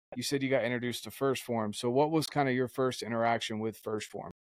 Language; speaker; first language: English; native; English